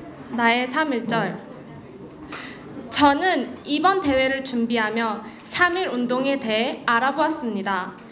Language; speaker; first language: Korean; early bilingual, heritage; Korean